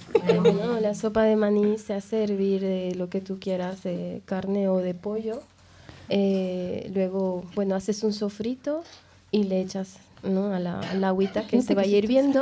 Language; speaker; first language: Spanish; native; Spanish